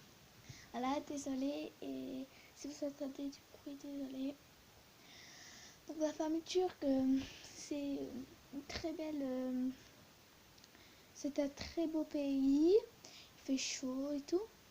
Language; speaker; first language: French; early bilingual, other home language; Turkish